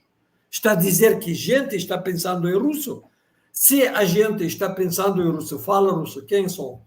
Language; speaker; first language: Portuguese; non-native, fluent; Russian